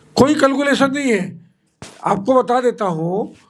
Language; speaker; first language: Hindi; non-native, local second language; Marathi